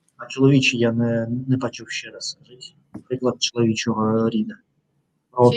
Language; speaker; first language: Ukrainian; non-native, local second language; Russian